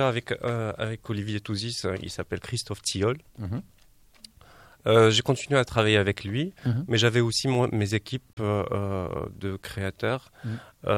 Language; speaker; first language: French; non-native, local second language; Arabic